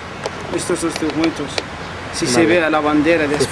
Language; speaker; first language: Spanish; non-native, learner; Arabic